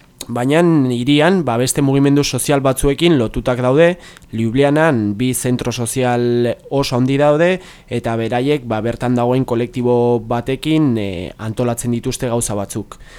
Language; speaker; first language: Basque; early bilingual, heritage; Basque